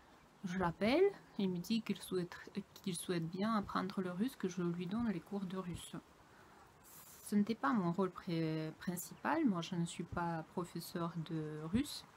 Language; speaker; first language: French; non-native, fluent; Russian